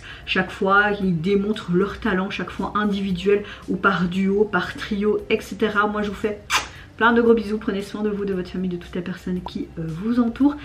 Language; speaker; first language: French; native; French